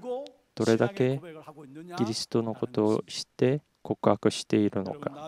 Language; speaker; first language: Japanese; non-native, fluent; Korean